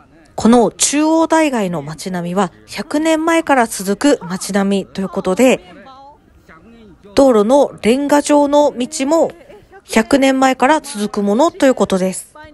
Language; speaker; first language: Japanese; native; Japanese